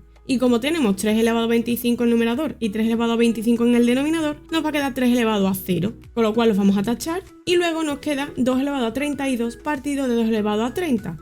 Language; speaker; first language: Spanish; native; Spanish